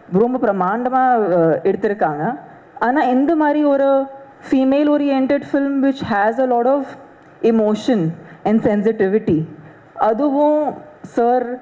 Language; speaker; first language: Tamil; non-native, learner; Hindi